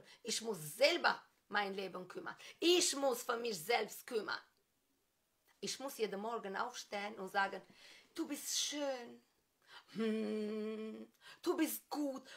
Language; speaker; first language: German; non-native, fluent; Albanian